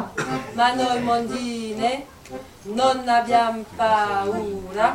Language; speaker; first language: Italian; non-native, fluent; French